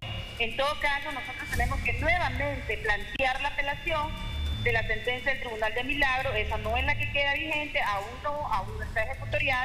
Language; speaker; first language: Spanish; native; Spanish